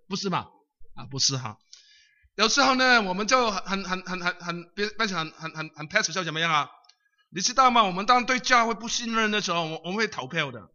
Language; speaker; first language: Chinese; non-native, local second language; Cantonese